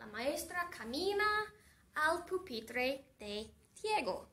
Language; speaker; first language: Spanish; non-native, fluent; English